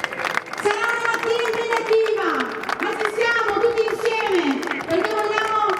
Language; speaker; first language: Italian; native; Italian